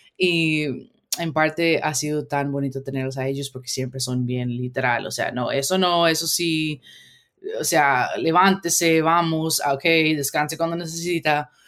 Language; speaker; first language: Spanish; early bilingual, heritage; Spanish